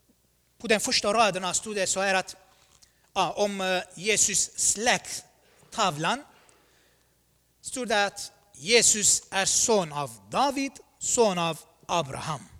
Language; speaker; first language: Swedish; non-native, fluent; Armenian